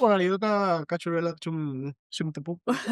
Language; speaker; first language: Albanian; non-native, learner; Spanish